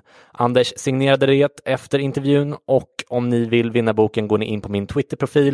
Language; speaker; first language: Swedish; native; Swedish